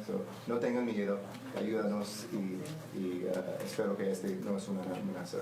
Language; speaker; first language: Spanish; non-native, learner; English